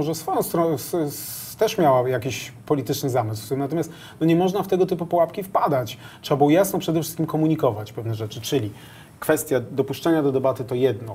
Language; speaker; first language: Polish; native; Polish